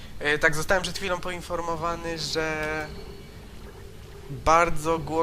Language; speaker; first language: Polish; native; Polish